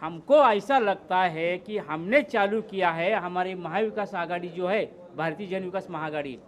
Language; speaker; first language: Hindi; non-native, local second language; Marathi